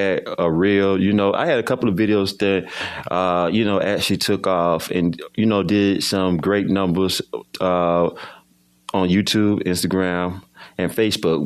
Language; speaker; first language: English; native; English